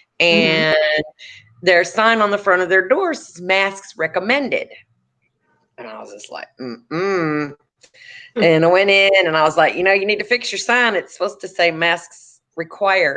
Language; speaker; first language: English; native; English